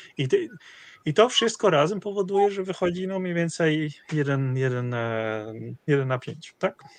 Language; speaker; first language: Polish; non-native, fluent; Dutch